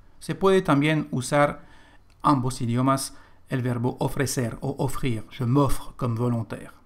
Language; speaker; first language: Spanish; non-native, fluent; French